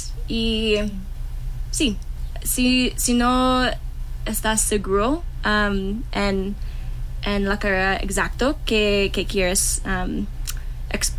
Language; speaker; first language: Spanish; non-native, learner; English